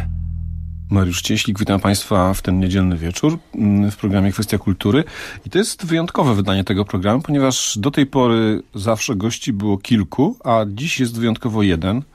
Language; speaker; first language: Polish; native; Polish